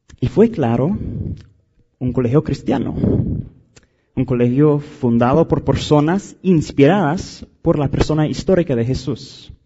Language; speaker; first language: Spanish; non-native, fluent; English